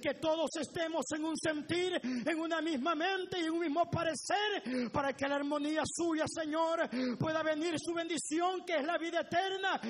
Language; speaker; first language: Spanish; native; Spanish